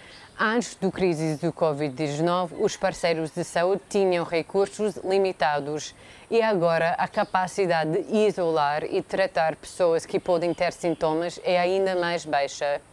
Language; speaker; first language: Portuguese; non-native, fluent; English